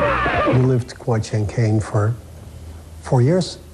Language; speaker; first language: English; non-native, fluent; Dutch